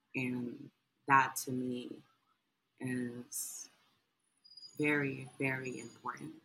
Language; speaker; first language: English; native; English